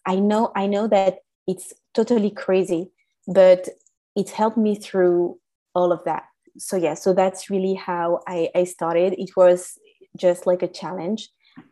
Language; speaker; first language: English; non-native, fluent; French